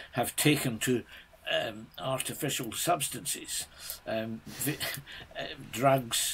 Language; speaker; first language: English; native; English